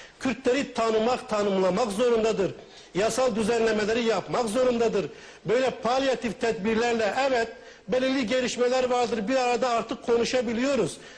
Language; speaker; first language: Turkish; non-native, local second language; Kurdish